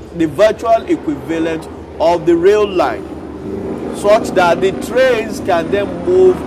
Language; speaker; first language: English; non-native, local second language; Yoruba